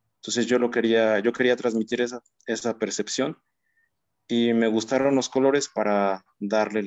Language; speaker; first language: Spanish; native; Spanish